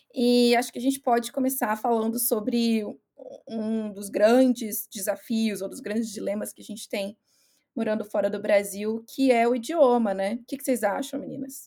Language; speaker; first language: Portuguese; native; Portuguese